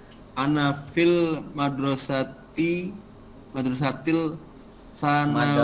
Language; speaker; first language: Arabic; non-native, learner; Indonesian